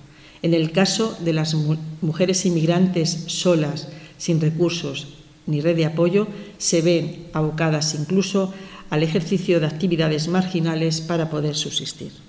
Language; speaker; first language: Spanish; native; Spanish